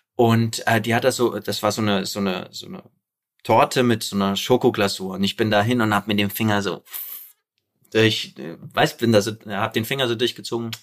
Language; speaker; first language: German; early bilingual, other home language; Polish